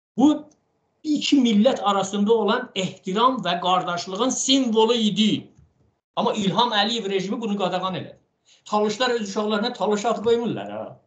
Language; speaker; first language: Azerbaijani; non-native, local second language; Talysh